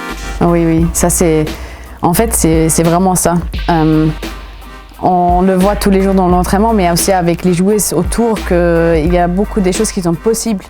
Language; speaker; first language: French; non-native, local second language; German